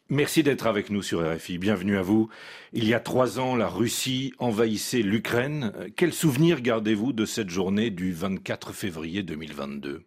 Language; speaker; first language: French; native; French